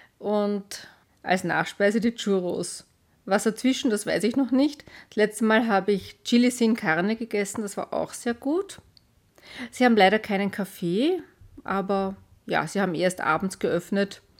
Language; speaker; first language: German; native; German